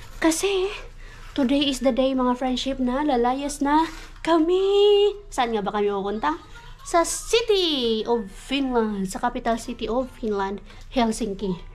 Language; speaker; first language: Filipino; non-native, local second language; Cebuano